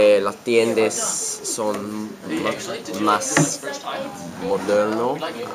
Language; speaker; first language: Spanish; non-native, learner; English